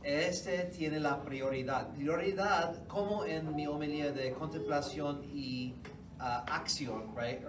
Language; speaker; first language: Spanish; non-native, fluent; English